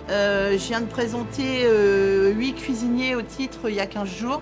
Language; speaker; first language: French; native; French